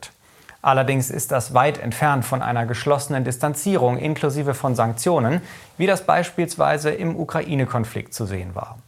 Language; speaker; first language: German; native; German